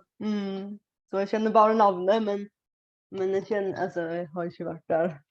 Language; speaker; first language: Norwegian; non-native, fluent; Bulgarian